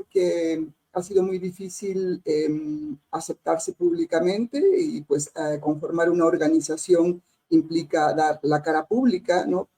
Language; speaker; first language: Spanish; native; Spanish